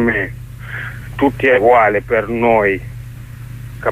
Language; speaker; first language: Italian; non-native, learner; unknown